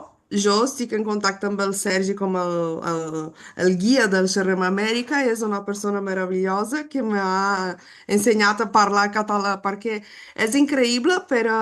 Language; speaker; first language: Catalan; non-native, fluent; Portuguese